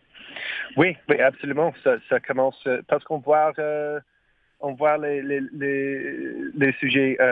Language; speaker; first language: French; non-native, learner; English